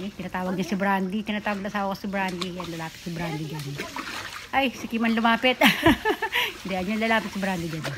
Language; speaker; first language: Filipino; native; Filipino